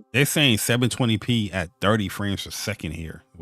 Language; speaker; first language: English; native; English